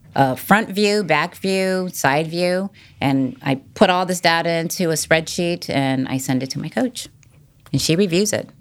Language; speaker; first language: English; native; English